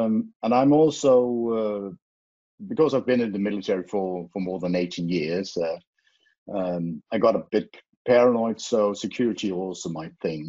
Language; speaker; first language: English; non-native, fluent; Faroese